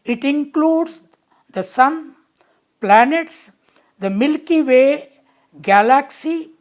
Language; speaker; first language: English; non-native, local second language; Telugu